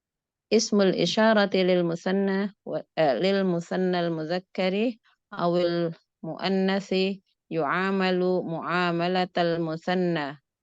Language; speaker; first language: Arabic; non-native, learner; Indonesian